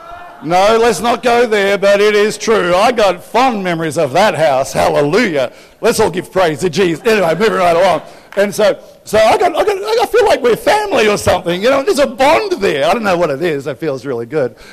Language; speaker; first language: English; native; English